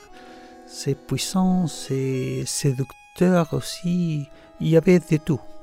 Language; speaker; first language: French; non-native, fluent; Spanish